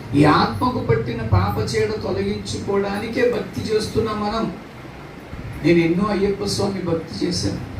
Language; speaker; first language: Telugu; non-native, local second language; Tamil